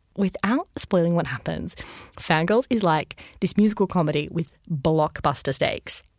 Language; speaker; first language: English; native; English